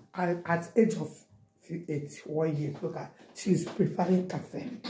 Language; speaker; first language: English; non-native, local second language; Igbo